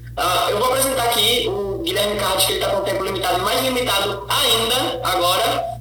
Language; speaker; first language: Portuguese; native; Portuguese